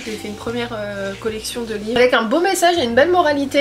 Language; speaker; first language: French; native; French